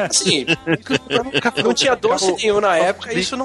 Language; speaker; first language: Portuguese; native; Portuguese